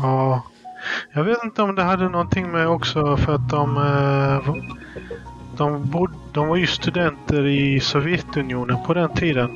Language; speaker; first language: Swedish; early bilingual, other home language; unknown